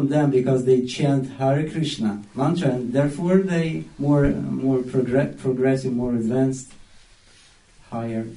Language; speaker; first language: English; non-native, fluent; Russian